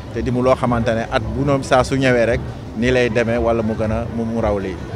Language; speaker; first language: Wolof; non-native, local second language; Soninke